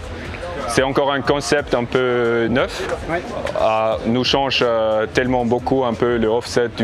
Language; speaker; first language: French; non-native, learner; English